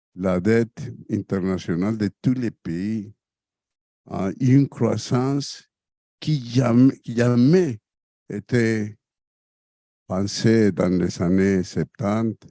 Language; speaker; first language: French; non-native, fluent; Spanish